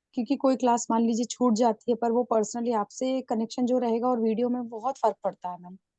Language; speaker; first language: Hindi; native; Hindi